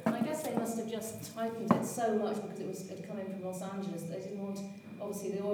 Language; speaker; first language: English; native; English